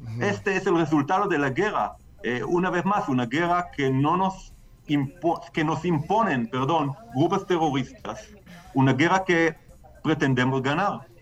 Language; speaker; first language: Spanish; non-native, fluent; Hebrew